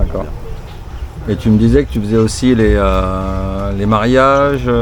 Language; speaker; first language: French; native; French